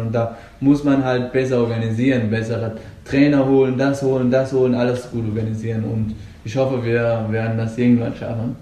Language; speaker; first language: German; non-native, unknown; Persian